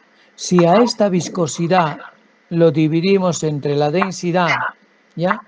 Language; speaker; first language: Spanish; native; Spanish